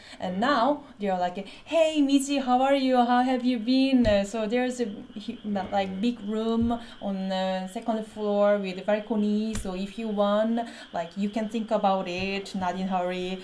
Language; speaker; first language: English; non-native, fluent; Korean